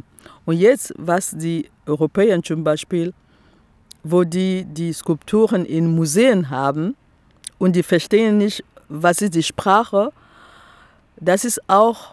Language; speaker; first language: German; non-native, fluent; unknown